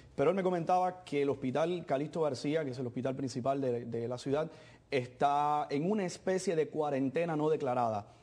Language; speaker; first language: Spanish; native; Spanish